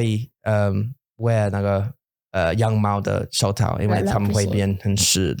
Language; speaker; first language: Chinese; non-native, learner; English